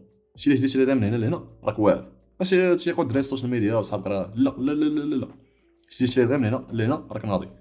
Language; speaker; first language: Arabic; native; Arabic